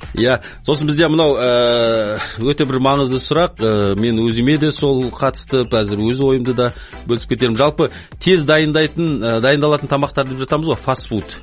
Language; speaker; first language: Kazakh; native; Kazakh